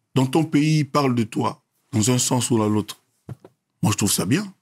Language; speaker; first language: French; non-native, local second language; Lingala